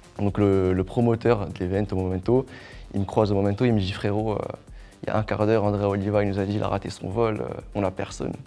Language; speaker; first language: French; non-native, local second language; Arabic